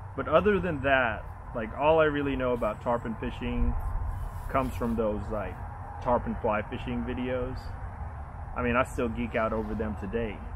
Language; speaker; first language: English; native; English